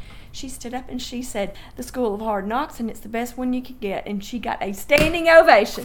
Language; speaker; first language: English; native; English